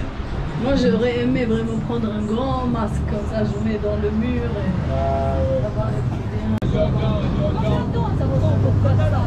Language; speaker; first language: French; non-native, local second language; Arabic